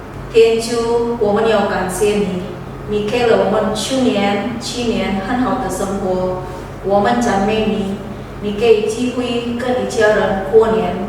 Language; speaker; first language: Chinese; non-native, fluent; Indonesian